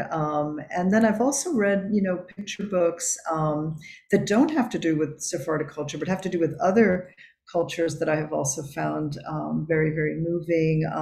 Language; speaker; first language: English; early bilingual, other home language; Spanish